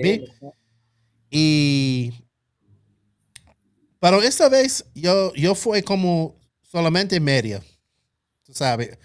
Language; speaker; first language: Spanish; non-native, local second language; English